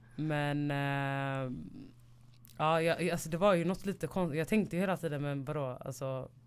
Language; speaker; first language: Swedish; early bilingual, other home language; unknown